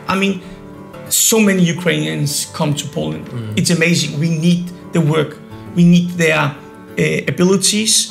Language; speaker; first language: English; non-native, fluent; Polish